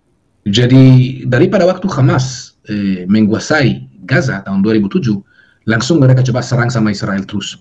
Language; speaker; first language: Indonesian; non-native, fluent; Hebrew